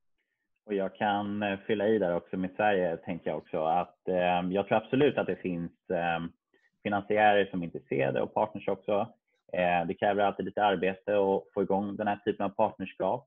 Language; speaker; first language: Swedish; native; Swedish